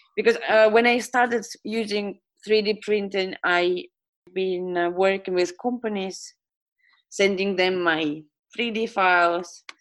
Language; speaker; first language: English; non-native, fluent; Estonian